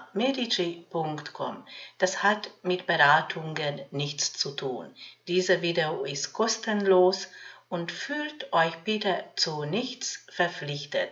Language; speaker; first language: German; non-native, fluent; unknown